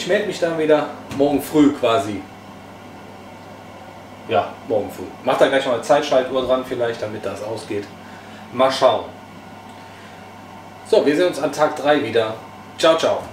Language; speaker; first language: German; native; German